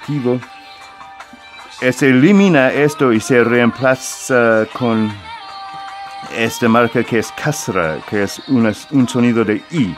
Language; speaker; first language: Spanish; non-native, fluent; English